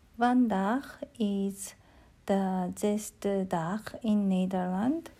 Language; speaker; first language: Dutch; non-native, learner; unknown